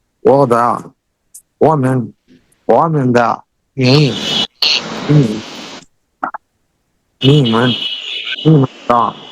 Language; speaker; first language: Chinese; non-native, fluent; Bangla